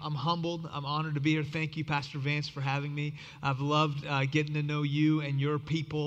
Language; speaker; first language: English; early bilingual, other home language; Persian